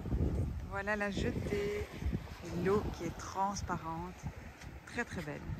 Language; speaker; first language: French; native; French